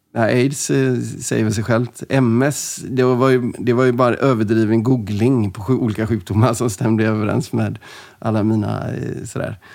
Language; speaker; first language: Swedish; native; Swedish